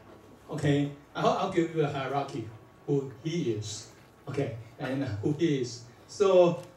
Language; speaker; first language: English; non-native, fluent; Chinese